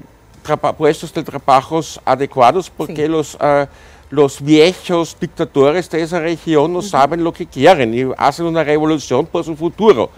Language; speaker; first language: Spanish; non-native, fluent; German